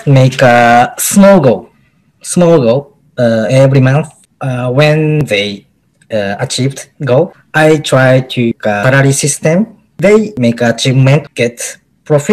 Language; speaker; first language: English; non-native, learner; Japanese